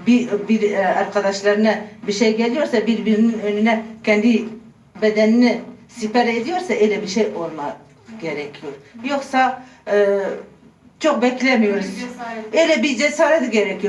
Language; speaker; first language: Turkish; non-native, local second language; Kurdish